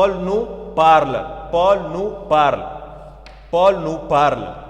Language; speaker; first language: French; non-native, learner; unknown